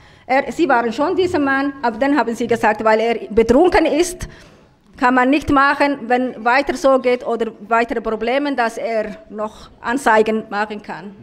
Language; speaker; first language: German; non-native, learner; Somali